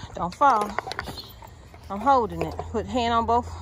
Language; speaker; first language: English; native; English